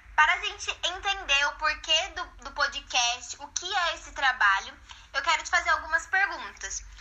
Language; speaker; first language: Portuguese; native; Portuguese